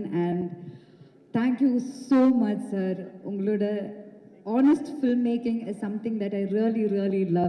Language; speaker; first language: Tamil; non-native, local second language; Malayalam